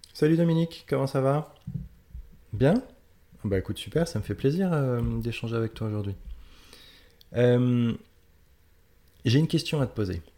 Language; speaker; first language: French; native; French